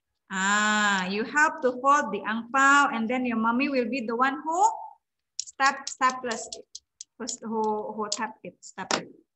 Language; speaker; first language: English; non-native, fluent; Indonesian